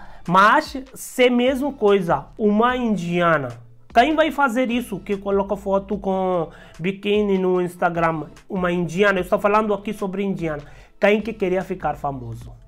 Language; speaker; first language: Portuguese; non-native, learner; Hindi